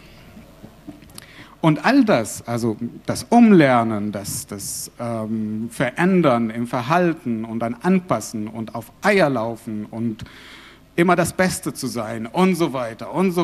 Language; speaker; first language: German; non-native, fluent; Arabic